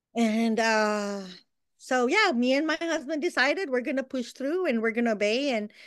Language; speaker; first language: English; non-native, local second language; Filipino